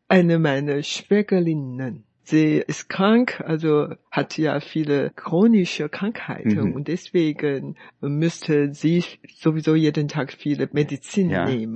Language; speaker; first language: German; non-native, fluent; Chinese